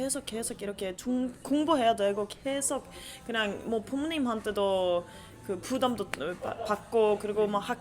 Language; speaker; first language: Korean; non-native, fluent; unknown